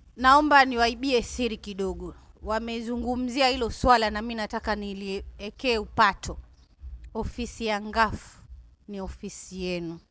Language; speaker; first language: Swahili; native; Swahili